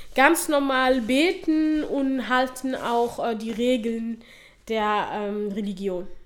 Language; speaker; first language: German; non-native, fluent; Somali